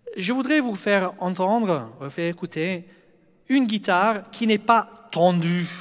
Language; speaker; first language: French; non-native, fluent; English